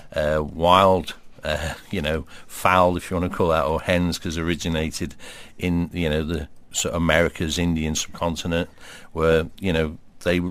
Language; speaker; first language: English; native; English